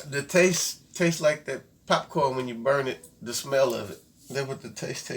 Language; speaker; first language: English; native; English